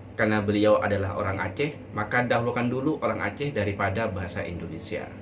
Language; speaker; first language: Indonesian; non-native, local second language; Madurese